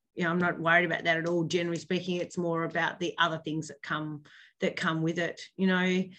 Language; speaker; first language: English; native; English